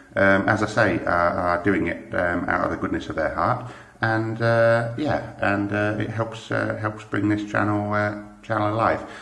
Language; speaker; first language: English; native; English